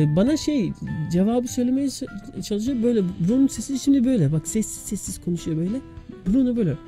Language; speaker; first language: Turkish; early bilingual, heritage; Turkish